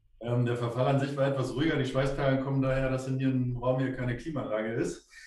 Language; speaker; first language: German; native; German